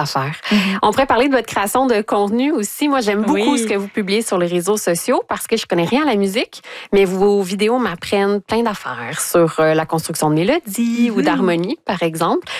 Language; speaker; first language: French; native; French